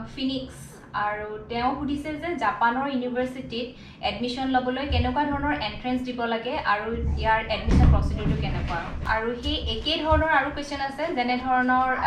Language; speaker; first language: Assamese; non-native, local second language; Mising